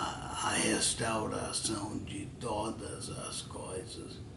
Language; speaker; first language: Portuguese; non-native, fluent; English